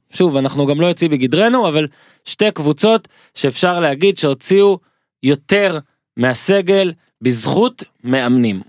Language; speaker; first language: Hebrew; native; Hebrew